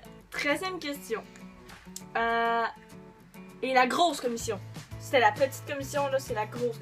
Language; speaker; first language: French; native; French